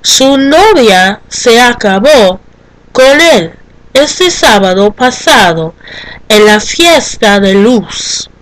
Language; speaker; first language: Spanish; non-native, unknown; English